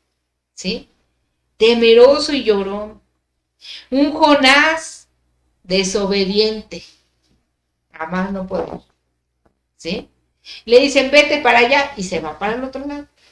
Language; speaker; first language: Spanish; native; Spanish